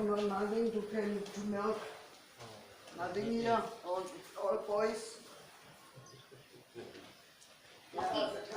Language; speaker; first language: English; non-native, learner; German